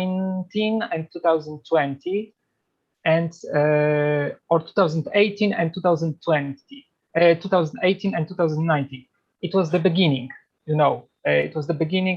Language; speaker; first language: English; non-native, fluent; Polish